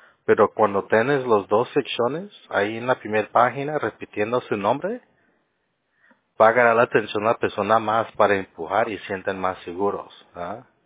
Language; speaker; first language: Spanish; early bilingual, heritage; Spanish